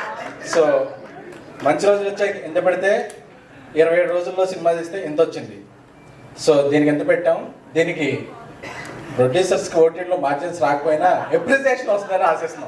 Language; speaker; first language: Telugu; native; Telugu